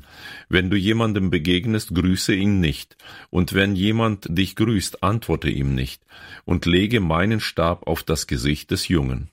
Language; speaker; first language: German; native; German